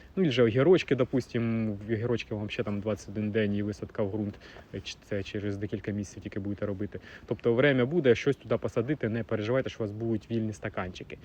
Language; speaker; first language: Ukrainian; non-native, local second language; Russian